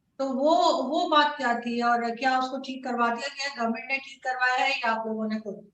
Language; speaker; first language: Urdu; native; Urdu